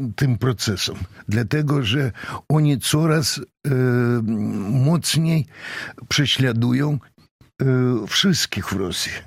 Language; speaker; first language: Polish; non-native, fluent; Russian